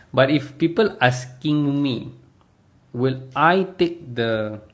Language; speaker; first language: English; non-native, local second language; Malay